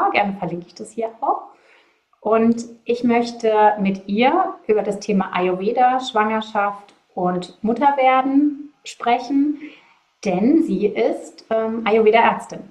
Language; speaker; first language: German; native; German